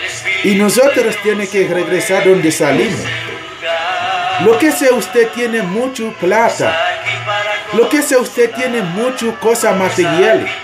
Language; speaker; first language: Spanish; non-native, learner; Haitian Creole